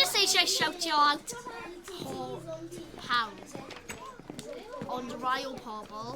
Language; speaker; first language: Welsh; non-native, local second language; English